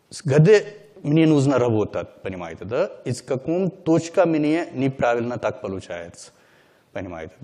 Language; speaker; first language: Russian; non-native, learner; Hindi